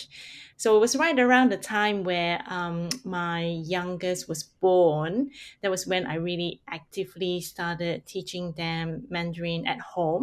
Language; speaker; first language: English; non-native, local second language; Hakka Chinese